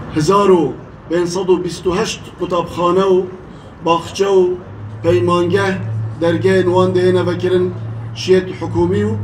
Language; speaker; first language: Kurdish; native; Kurdish